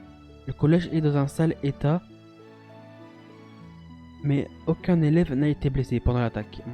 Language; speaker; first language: French; native; French